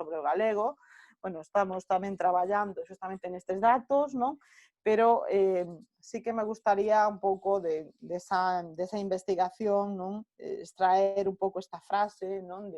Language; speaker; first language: Galician; non-native, local second language; Spanish